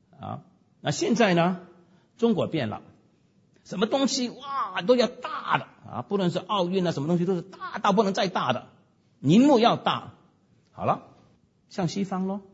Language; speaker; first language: Chinese; non-native, local second language; Cantonese